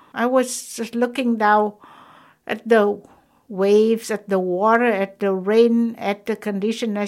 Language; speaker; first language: English; non-native, fluent; Vietnamese